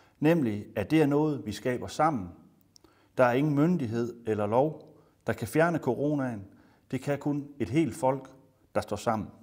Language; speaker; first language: Danish; native; Danish